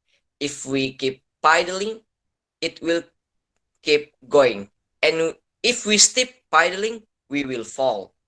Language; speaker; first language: English; non-native, learner; Indonesian